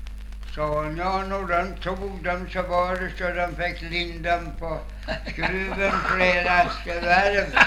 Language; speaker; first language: Swedish; native; Swedish